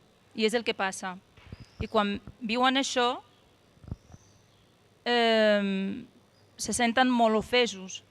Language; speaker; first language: Catalan; non-native, fluent; Arabic